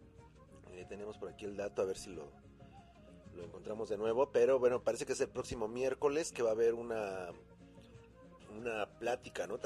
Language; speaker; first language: Spanish; native; Spanish